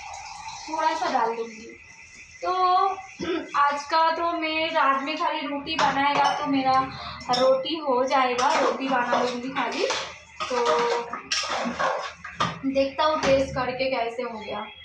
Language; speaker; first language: Hindi; non-native, local second language; Bangla